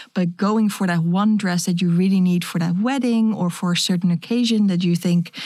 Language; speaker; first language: English; non-native, fluent; Dutch